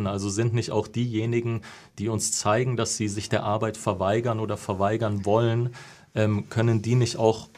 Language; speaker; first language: German; native; German